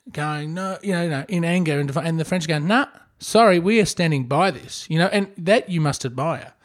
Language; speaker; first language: English; native; English